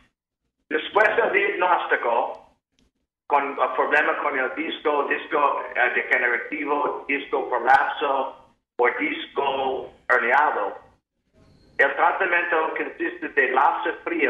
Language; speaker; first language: Spanish; non-native, fluent; English